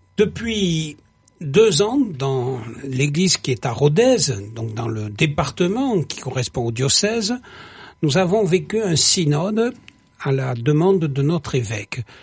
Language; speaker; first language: French; native; French